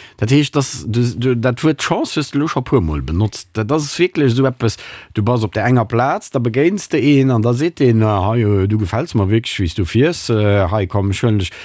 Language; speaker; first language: Luxembourgish; native; Luxembourgish